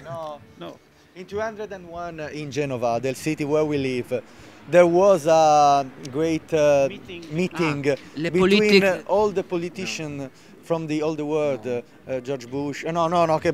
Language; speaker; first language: English; non-native, learner; Italian